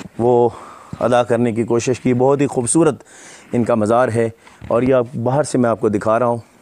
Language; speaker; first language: Urdu; non-native, local second language; Punjabi